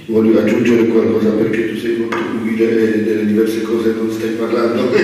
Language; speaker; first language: Italian; non-native, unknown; Polish